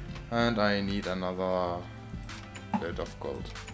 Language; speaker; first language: English; non-native, learner; German